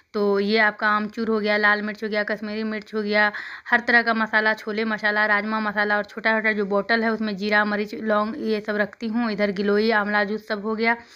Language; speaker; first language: Hindi; native; Hindi